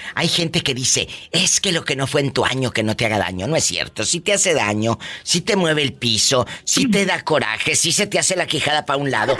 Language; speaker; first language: Spanish; native; Spanish